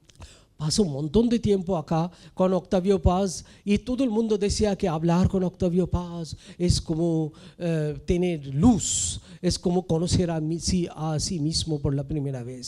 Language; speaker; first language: Spanish; non-native, fluent; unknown